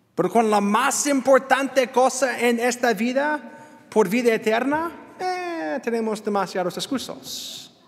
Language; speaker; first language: Spanish; non-native, learner; English